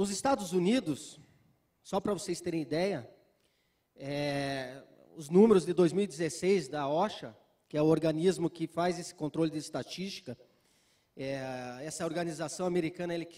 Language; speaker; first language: Portuguese; native; Portuguese